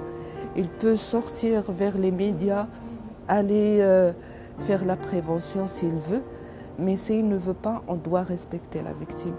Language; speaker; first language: French; non-native, local second language; Arabic